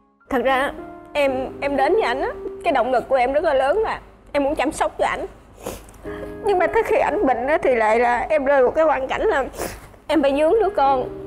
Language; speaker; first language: Vietnamese; native; Vietnamese